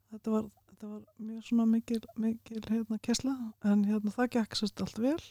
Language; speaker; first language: Icelandic; early bilingual, other home language; Russian